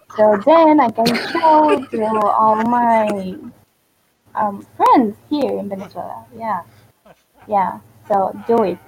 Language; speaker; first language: English; non-native, fluent; Spanish